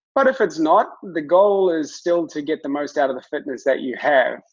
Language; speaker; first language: English; native; English